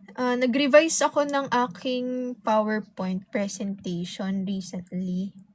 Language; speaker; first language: Filipino; non-native, local second language; Hiligaynon